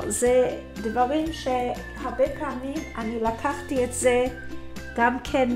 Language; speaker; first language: Hebrew; non-native, fluent; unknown